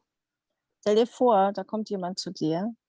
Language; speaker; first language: German; non-native, fluent; Dutch